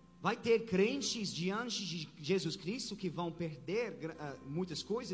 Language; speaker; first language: Portuguese; non-native, fluent; English